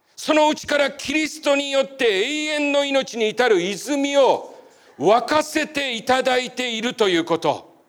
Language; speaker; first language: Japanese; native; Japanese